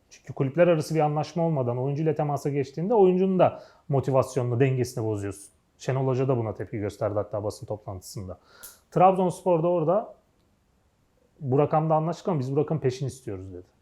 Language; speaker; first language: Turkish; native; Turkish